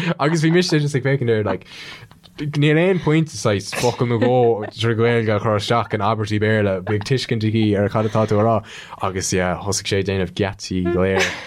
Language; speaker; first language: Irish; non-native, local second language; English